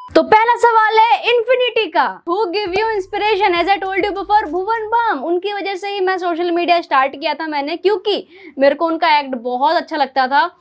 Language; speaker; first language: Hindi; native; Hindi